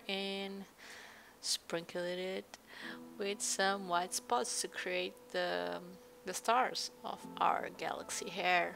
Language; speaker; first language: English; non-native, fluent; Portuguese